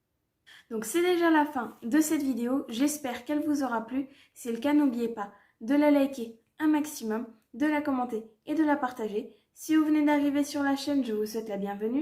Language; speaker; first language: French; native; French